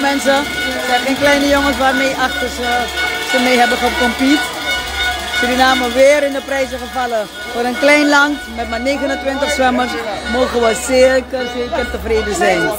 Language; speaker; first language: Dutch; native; Dutch